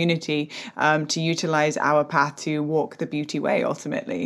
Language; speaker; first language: English; native; English